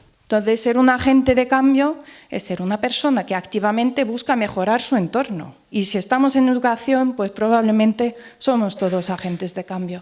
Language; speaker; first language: Spanish; non-native, fluent; Norwegian